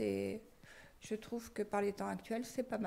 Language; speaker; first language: French; native; French